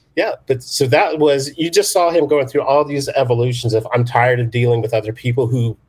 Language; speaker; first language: English; native; English